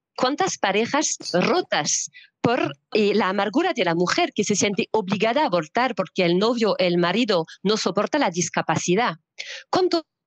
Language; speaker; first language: Spanish; non-native, fluent; French